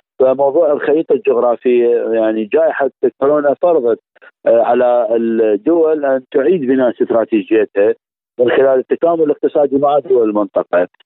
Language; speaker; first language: Arabic; native; Arabic